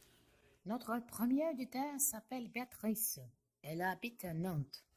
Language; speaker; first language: French; non-native, learner; Portuguese